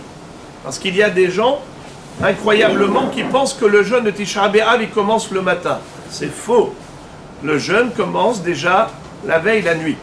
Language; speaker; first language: French; native; French